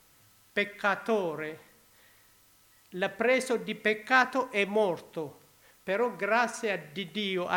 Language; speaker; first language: Italian; non-native, learner; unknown